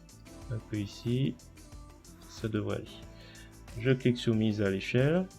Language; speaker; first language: French; native; French